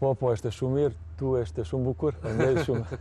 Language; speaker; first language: Albanian; non-native, learner; Serbian